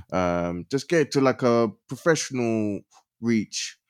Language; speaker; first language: English; native; English